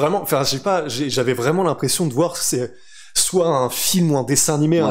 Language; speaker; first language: French; native; French